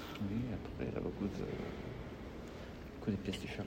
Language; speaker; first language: French; non-native, learner; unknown